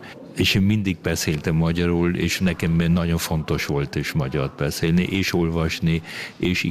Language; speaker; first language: Hungarian; early bilingual, heritage; Hungarian